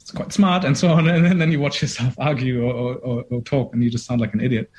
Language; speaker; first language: English; non-native, fluent; German